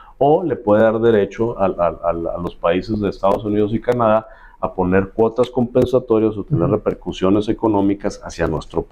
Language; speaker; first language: Spanish; native; Spanish